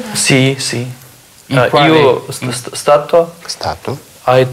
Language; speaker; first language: Italian; non-native, learner; Russian